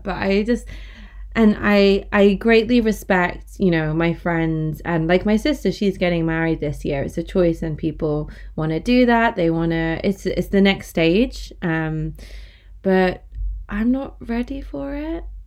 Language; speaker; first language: English; native; English